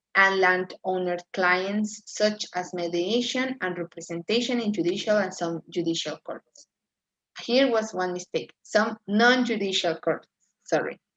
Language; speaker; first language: English; non-native, fluent; Spanish